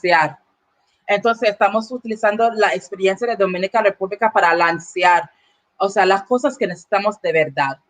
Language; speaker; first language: Spanish; non-native, learner; English